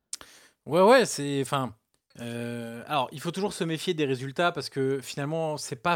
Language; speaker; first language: French; native; French